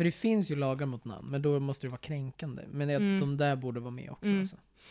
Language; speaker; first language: Swedish; native; Swedish